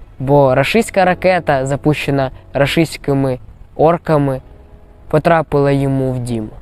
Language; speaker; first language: Ukrainian; native; Ukrainian